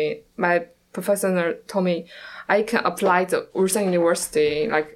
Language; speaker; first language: English; non-native, learner; Chinese